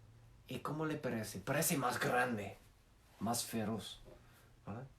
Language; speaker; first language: Spanish; non-native, fluent; English